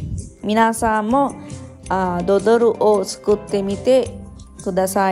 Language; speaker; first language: Japanese; non-native, learner; Sinhala